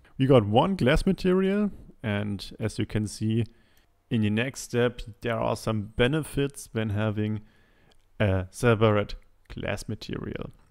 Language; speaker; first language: English; non-native, fluent; German